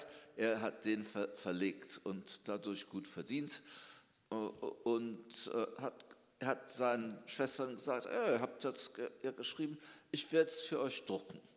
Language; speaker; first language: German; early bilingual, heritage; German